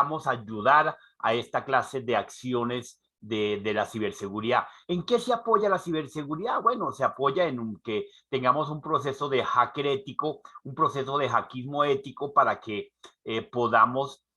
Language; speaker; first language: Spanish; native; Spanish